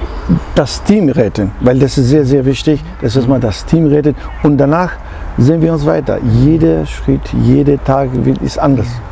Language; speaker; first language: German; non-native, fluent; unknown